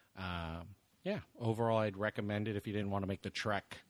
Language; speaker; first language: English; native; English